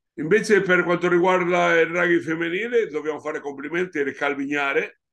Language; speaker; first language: Italian; non-native, fluent; Spanish